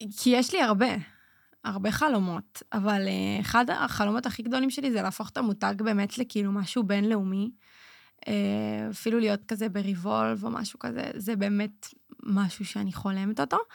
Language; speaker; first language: Hebrew; native; Hebrew